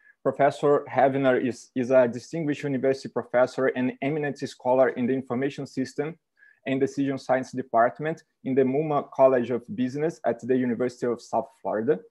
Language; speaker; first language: English; non-native, fluent; Portuguese